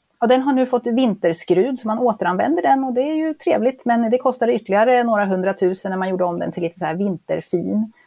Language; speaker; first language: Swedish; native; Swedish